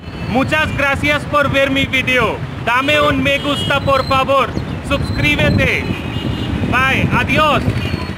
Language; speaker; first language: Spanish; non-native, fluent; Hindi